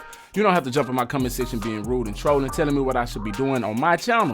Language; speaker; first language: English; native; English